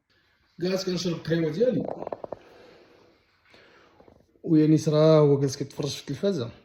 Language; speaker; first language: Arabic; native; Arabic